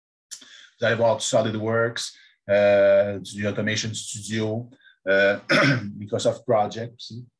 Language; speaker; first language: French; native; French